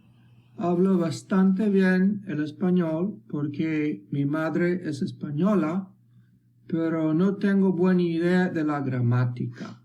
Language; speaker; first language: Spanish; early bilingual, heritage; English